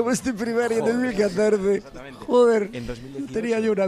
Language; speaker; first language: Spanish; native; Spanish